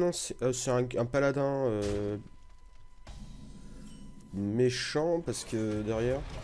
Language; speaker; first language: French; native; French